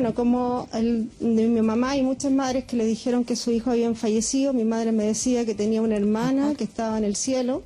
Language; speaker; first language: Spanish; native; Spanish